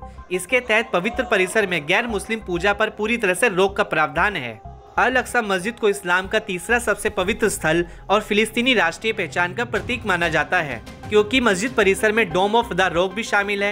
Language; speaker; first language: Hindi; native; Hindi